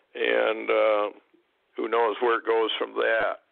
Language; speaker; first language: English; native; English